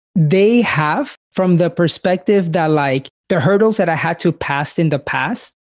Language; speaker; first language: English; early bilingual, other home language; Spanish